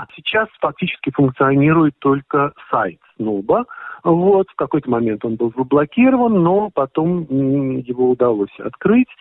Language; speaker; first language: Russian; native; Russian